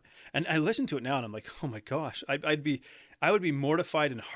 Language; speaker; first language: English; native; English